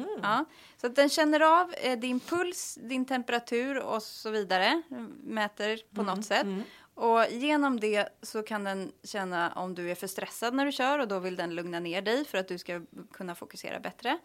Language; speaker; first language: Swedish; native; Swedish